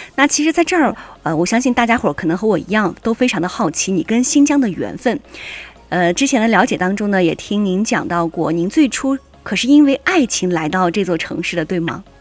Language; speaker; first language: Chinese; native; Chinese